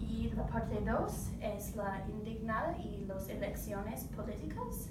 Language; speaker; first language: Spanish; non-native, learner; English